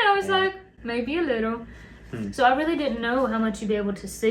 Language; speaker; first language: English; native; English